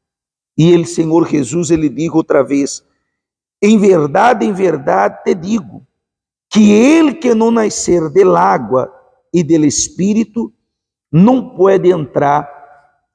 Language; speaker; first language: Spanish; non-native, fluent; Portuguese